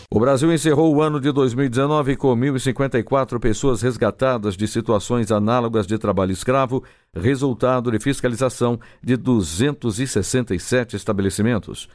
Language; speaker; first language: Portuguese; native; Portuguese